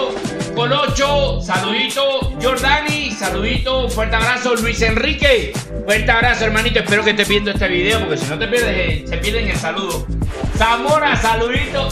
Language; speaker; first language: Spanish; native; Spanish